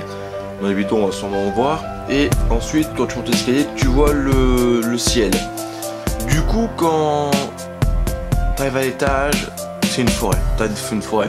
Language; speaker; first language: French; native; French